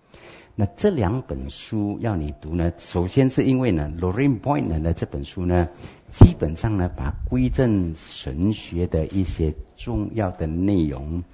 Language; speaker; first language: Chinese; native; Chinese